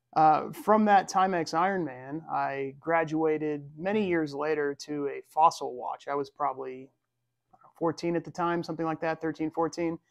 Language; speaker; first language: English; native; English